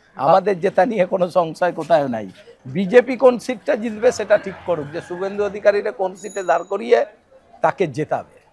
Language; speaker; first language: Bangla; native; Bangla